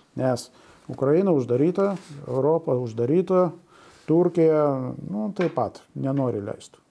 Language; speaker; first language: Lithuanian; non-native, local second language; Russian